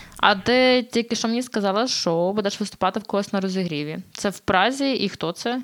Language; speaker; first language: Ukrainian; native; Ukrainian